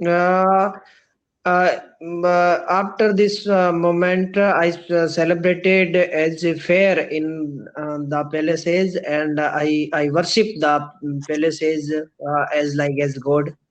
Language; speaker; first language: English; non-native, learner; Rajasthani